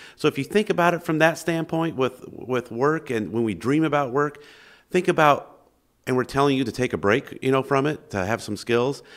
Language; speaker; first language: English; native; English